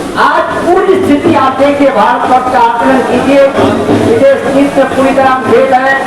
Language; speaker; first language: Hindi; native; Hindi